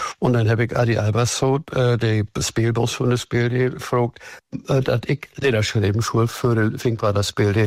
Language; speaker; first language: German; native; German